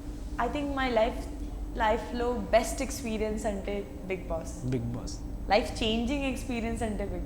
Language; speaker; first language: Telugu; non-native, learner; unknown